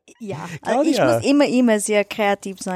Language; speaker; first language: German; non-native, learner; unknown